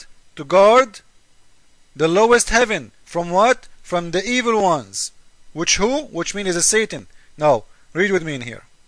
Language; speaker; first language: English; non-native, fluent; Arabic